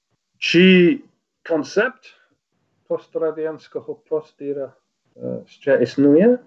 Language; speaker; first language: Ukrainian; non-native, learner; English